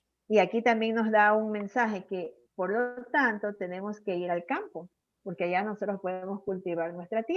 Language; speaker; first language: Spanish; native; Spanish